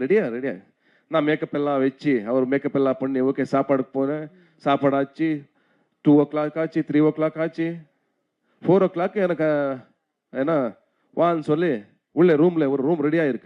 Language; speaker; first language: Tamil; non-native, learner; Kannada